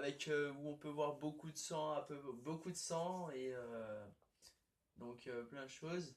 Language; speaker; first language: French; native; French